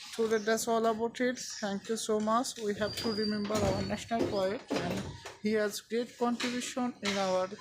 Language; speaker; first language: English; non-native, local second language; Bangla